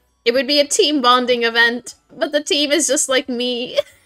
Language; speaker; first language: English; native; English